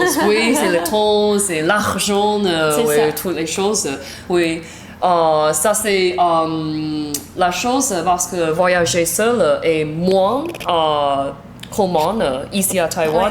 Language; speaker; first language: French; non-native, learner; Chinese